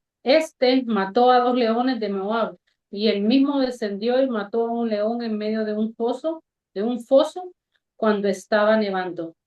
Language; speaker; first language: Spanish; native; Spanish